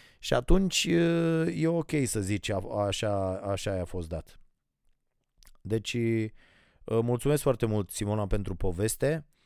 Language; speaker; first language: Romanian; native; Romanian